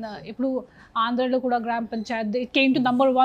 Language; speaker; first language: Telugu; non-native, local second language; Hindi